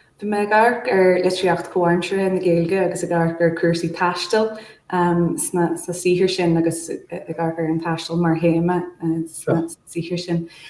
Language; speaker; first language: Irish; non-native, local second language; English